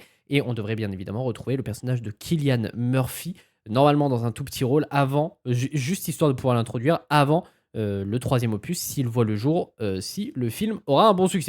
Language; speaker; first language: French; native; French